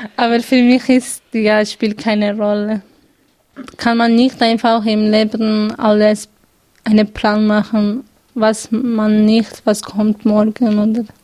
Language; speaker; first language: German; non-native, learner; Kurdish